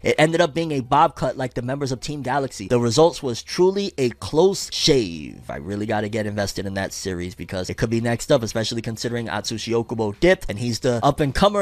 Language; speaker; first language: English; early bilingual, other home language; Spanish